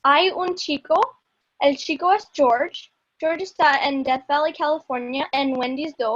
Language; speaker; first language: Spanish; non-native, learner; English